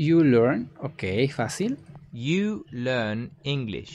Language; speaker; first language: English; non-native, learner; Spanish